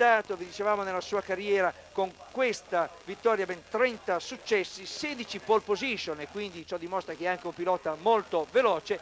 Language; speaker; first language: Italian; native; Italian